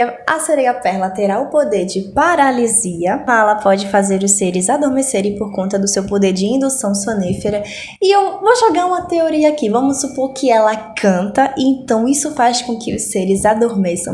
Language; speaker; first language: Portuguese; native; Portuguese